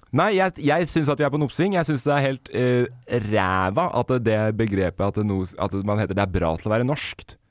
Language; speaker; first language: Norwegian; native; Norwegian